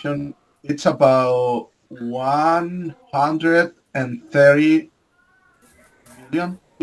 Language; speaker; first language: English; non-native, fluent; Spanish